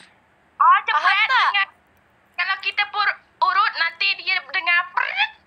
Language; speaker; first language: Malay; non-native, learner; Vietnamese